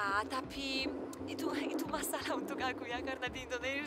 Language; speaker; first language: Indonesian; non-native, learner; Polish